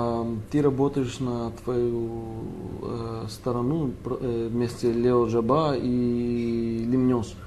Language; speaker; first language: Russian; non-native, learner; Greek